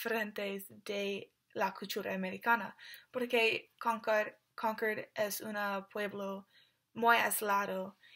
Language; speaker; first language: Spanish; non-native, learner; English